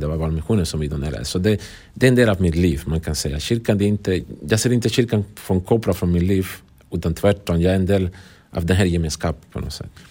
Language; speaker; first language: Swedish; non-native, fluent; Spanish